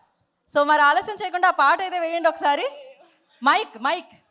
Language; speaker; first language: Telugu; native; Telugu